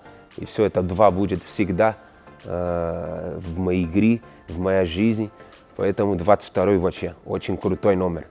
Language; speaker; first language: Russian; non-native, learner; Portuguese